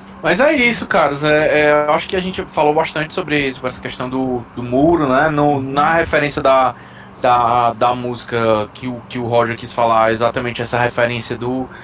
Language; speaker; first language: Portuguese; native; Portuguese